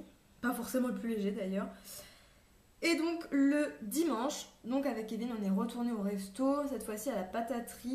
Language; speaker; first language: French; native; French